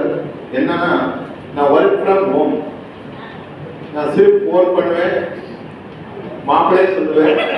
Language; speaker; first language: Tamil; non-native, learner; Kannada